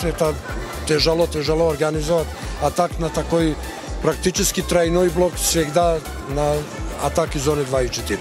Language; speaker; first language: Russian; non-native, fluent; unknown